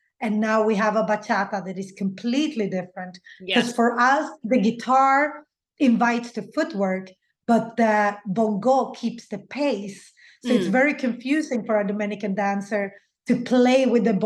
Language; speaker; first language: English; non-native, fluent; Swedish